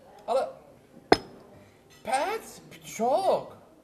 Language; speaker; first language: Russian; non-native, learner; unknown